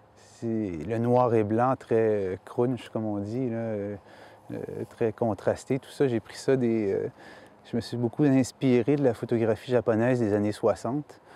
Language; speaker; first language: French; native; French